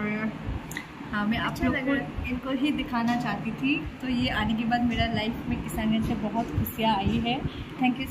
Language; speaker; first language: Hindi; non-native, local second language; Nepali